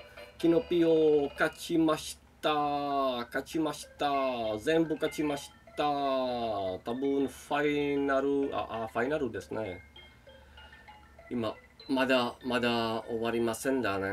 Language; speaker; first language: Japanese; non-native, learner; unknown